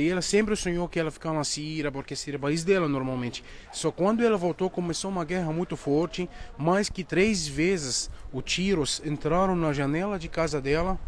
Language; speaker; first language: Portuguese; non-native, fluent; Arabic